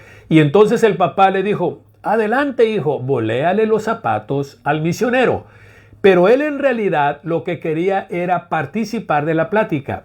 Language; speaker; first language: Spanish; native; Spanish